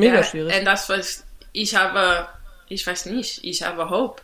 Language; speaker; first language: German; non-native, learner; English